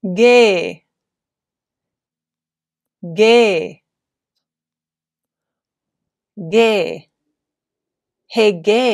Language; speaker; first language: Greek; non-native, fluent; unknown